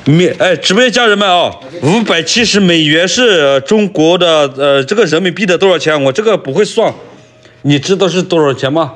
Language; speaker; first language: Chinese; native; Chinese